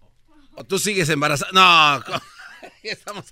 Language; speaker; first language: Spanish; native; Spanish